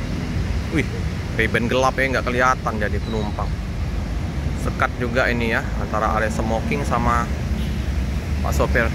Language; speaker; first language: Indonesian; native; Indonesian